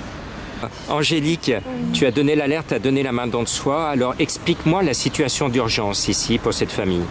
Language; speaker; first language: French; native; French